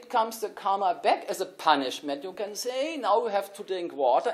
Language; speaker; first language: English; non-native, fluent; German